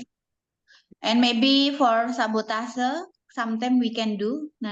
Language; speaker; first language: English; non-native, learner; Indonesian